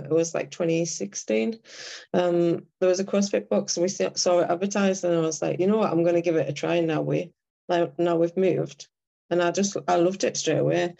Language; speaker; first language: English; native; English